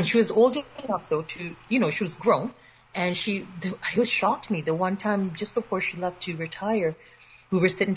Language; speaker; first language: English; native; English